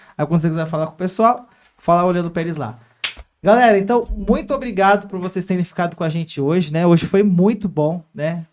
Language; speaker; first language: Portuguese; native; Portuguese